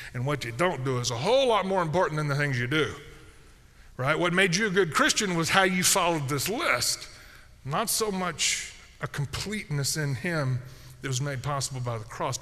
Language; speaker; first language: English; native; English